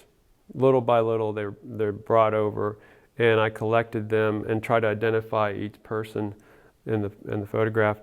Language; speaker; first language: English; early bilingual, other home language; Spanish